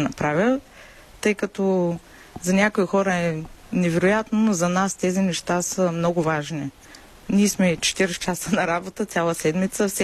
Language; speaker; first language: Bulgarian; native; Bulgarian